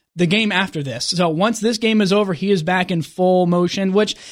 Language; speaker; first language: English; native; English